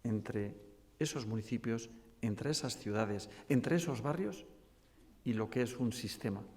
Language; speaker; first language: Spanish; non-native, local second language; Basque